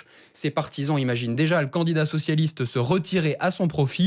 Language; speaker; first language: French; native; French